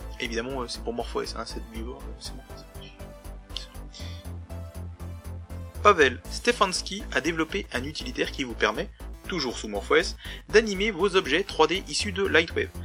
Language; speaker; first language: French; native; French